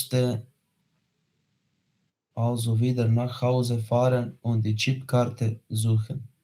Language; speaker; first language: German; non-native, learner; Macedonian